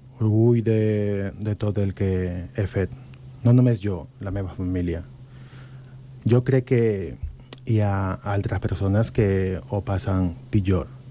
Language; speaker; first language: Catalan; non-native, learner; Spanish